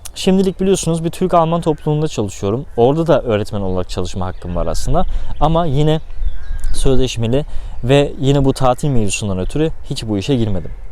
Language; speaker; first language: Turkish; early bilingual, heritage; Turkish